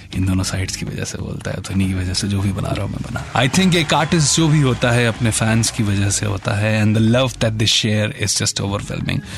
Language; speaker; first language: Hindi; native; Hindi